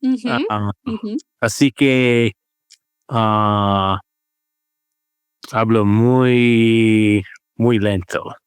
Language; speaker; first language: Spanish; non-native, learner; English